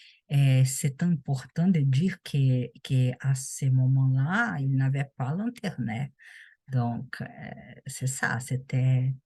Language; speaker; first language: French; non-native, learner; Portuguese